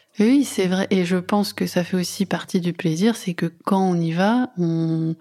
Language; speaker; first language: French; native; French